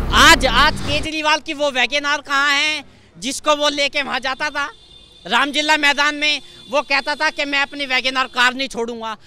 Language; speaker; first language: Hindi; native; Hindi